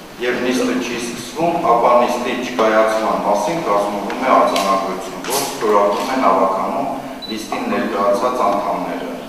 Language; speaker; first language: Armenian; native; Armenian